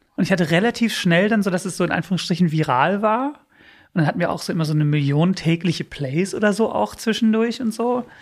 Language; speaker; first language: German; early bilingual, other home language; English